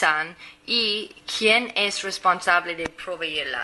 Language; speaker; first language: Spanish; non-native, fluent; English